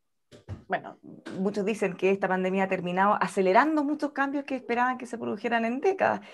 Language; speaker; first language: Spanish; native; Spanish